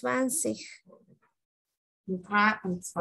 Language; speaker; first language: German; non-native, learner; Spanish